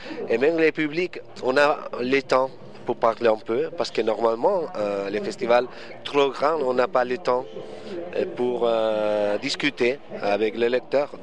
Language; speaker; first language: French; non-native, fluent; Spanish